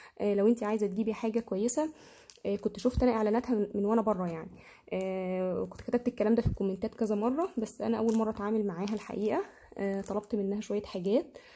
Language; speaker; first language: Arabic; native; Arabic